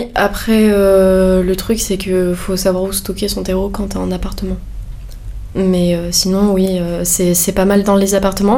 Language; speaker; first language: French; native; French